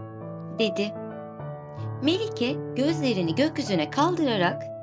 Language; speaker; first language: Turkish; native; Turkish